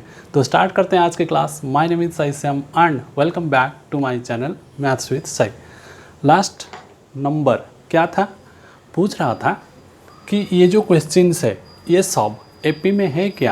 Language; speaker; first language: Hindi; non-native, local second language; Odia